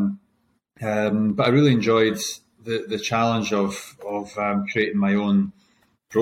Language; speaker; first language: English; native; English